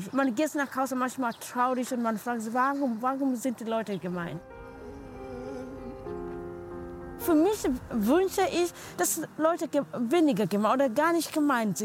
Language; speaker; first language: German; non-native, learner; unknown